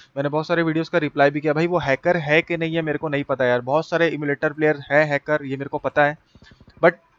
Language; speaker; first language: Hindi; native; Hindi